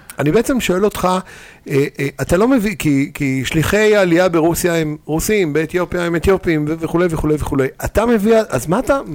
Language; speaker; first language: Hebrew; native; Hebrew